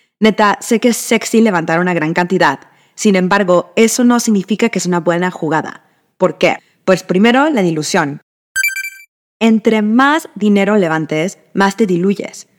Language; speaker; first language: Spanish; native; Spanish